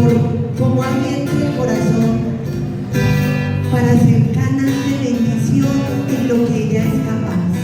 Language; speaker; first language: Spanish; native; Spanish